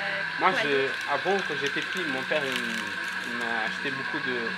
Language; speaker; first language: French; non-native, learner; Portuguese